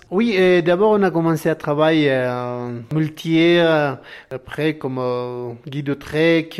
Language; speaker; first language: French; non-native, learner; Spanish